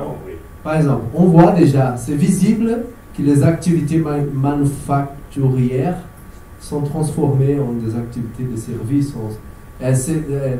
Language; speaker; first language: French; non-native, fluent; Portuguese